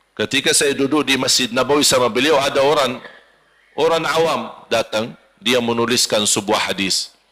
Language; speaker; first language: Malay; non-native, fluent; Arabic